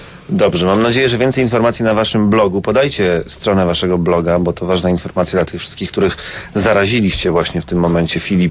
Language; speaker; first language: Polish; native; Polish